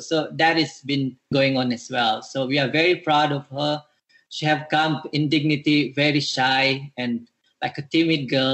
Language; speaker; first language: English; non-native, local second language; Malay